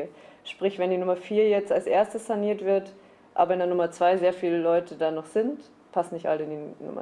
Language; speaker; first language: German; native; German